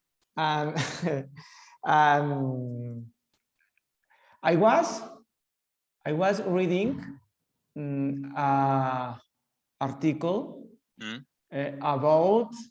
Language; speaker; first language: English; non-native, learner; Spanish